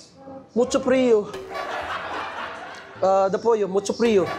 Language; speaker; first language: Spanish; non-native, learner; Filipino